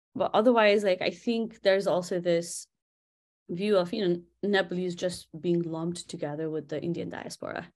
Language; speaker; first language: English; non-native, local second language; Nepali